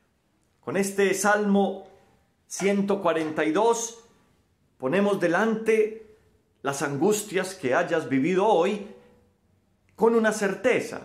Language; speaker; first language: Spanish; native; Spanish